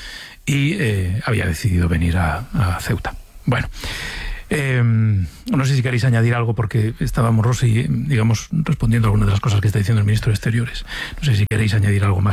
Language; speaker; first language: Spanish; native; Spanish